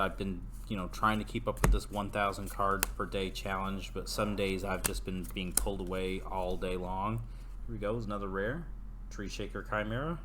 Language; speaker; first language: English; native; English